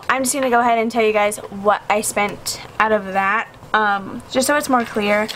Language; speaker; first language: English; native; English